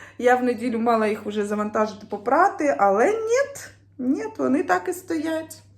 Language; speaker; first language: Ukrainian; native; Ukrainian